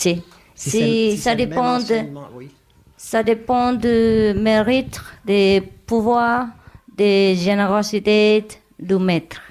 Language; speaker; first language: French; non-native, learner; Vietnamese